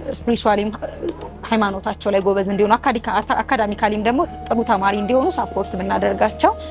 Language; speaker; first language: Amharic; native; Amharic